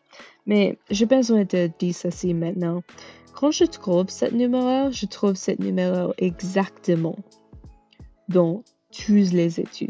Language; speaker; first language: French; non-native, learner; English